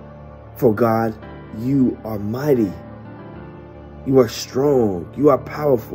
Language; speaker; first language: English; native; English